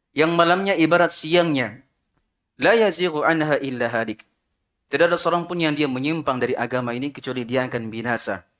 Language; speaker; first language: Malay; non-native, local second language; Sundanese